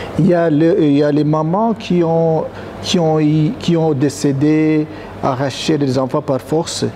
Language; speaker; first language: French; non-native, local second language; Rundi